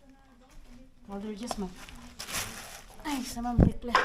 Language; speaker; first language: Turkish; non-native, learner; Filipino